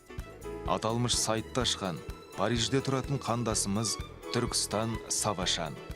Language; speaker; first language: Kazakh; native; Kazakh